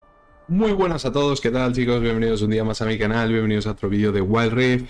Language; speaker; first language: Spanish; native; Spanish